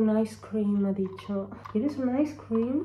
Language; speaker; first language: Spanish; native; Spanish